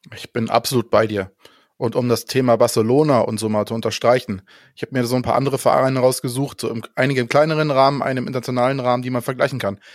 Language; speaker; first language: German; non-native, fluent; Danish